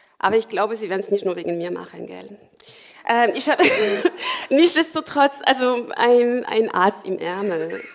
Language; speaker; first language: German; non-native, fluent; French